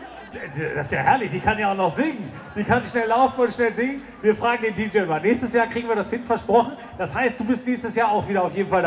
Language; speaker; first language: German; native; German